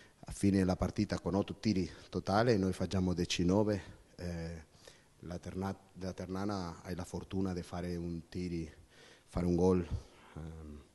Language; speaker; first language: Italian; non-native, fluent; Spanish